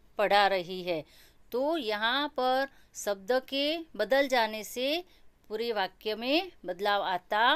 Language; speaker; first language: Hindi; non-native, local second language; Gujarati